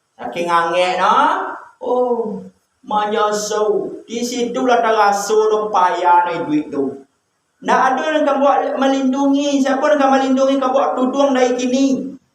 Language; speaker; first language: Malay; non-native, local second language; Minangkabau